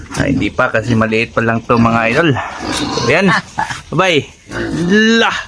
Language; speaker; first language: Filipino; non-native, local second language; Cebuano